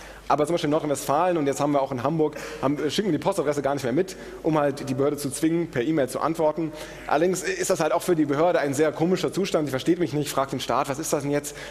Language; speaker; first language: German; native; German